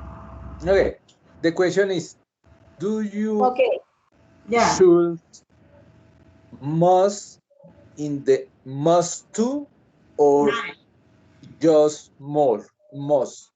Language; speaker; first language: English; non-native, learner; Spanish